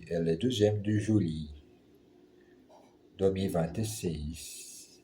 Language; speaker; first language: French; non-native, learner; German